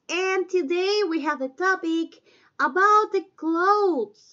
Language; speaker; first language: English; non-native, fluent; Spanish